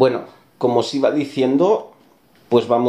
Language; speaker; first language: Spanish; native; Spanish